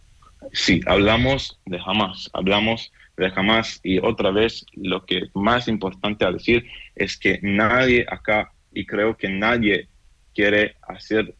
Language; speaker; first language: Spanish; non-native, fluent; Hebrew